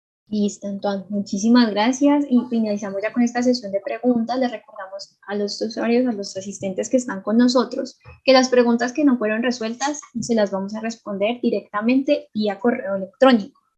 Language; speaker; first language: Spanish; native; Spanish